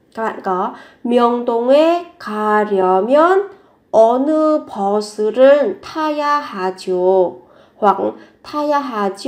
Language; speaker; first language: Korean; non-native, fluent; Vietnamese